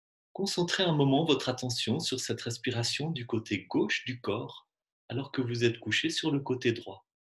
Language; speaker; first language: French; native; French